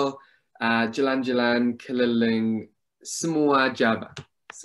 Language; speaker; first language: Indonesian; non-native, learner; English